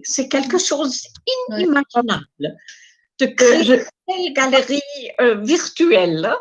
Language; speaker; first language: French; non-native, fluent; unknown